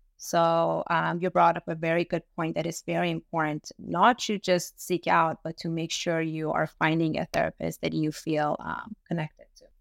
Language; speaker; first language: English; early bilingual, other home language; Persian